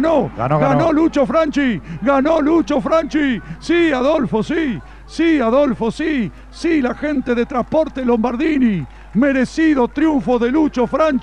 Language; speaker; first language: Spanish; native; Spanish